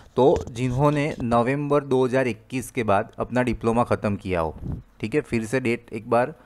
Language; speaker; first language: Hindi; non-native, local second language; Gujarati